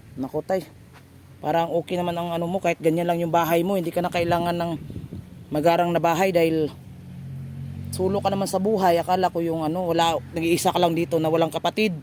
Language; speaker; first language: Filipino; non-native, local second language; Cebuano